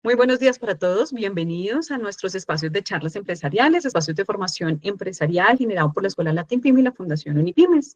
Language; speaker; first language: Spanish; native; Spanish